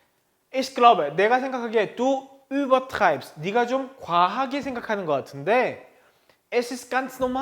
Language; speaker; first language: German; non-native, fluent; Korean